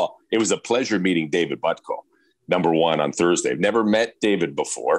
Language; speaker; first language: English; native; English